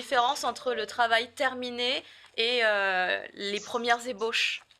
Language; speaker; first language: French; native; French